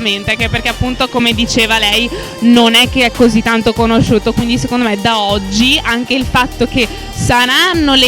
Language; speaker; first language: Italian; native; Italian